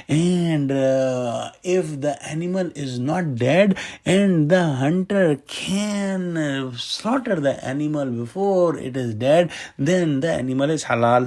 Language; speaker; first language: English; non-native, local second language; Urdu